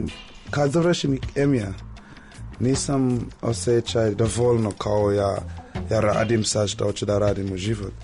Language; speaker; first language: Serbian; non-native, learner; English